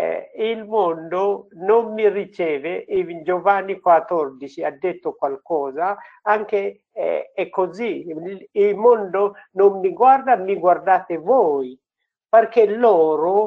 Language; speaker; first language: Italian; non-native, learner; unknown